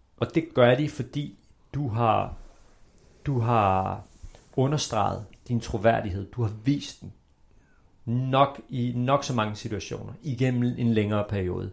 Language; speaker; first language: Danish; early bilingual, other home language; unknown